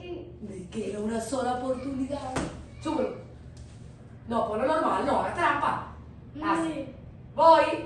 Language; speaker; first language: Spanish; native; Spanish